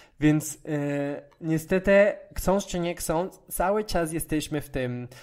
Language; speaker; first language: Polish; non-native, fluent; Spanish